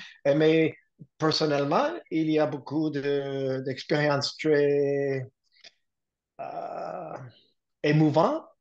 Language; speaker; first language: French; non-native, learner; English